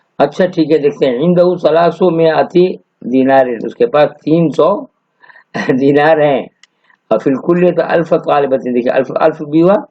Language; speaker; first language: Urdu; native; Urdu